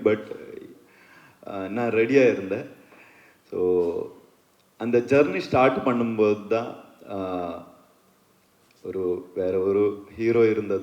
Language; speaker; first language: Tamil; non-native, learner; Kannada